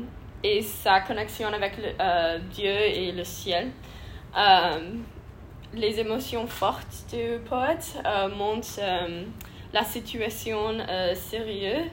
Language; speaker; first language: French; non-native, learner; English